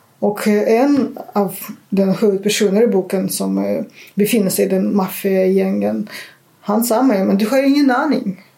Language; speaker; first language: Swedish; non-native, fluent; Russian